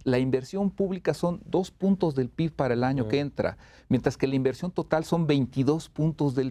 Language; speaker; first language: Spanish; native; Spanish